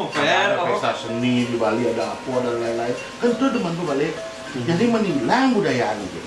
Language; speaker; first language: Indonesian; non-native, local second language; Balinese